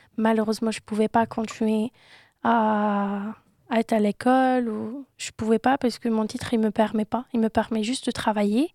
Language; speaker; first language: French; non-native, local second language; Arabic